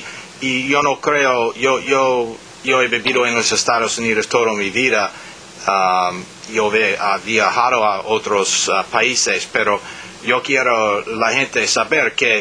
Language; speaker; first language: Spanish; non-native, learner; English